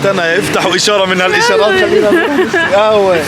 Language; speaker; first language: Arabic; native; Arabic